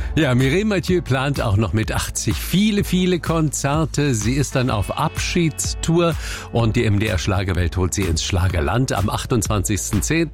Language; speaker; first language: German; native; German